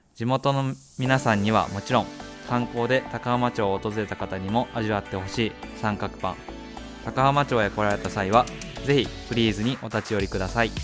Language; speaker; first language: Japanese; native; Japanese